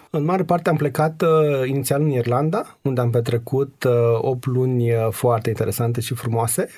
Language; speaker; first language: Romanian; native; Romanian